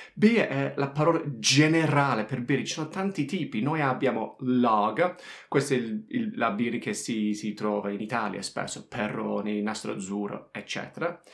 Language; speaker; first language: Italian; non-native, fluent; English